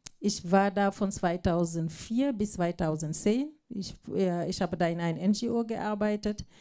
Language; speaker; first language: German; non-native, fluent; Fula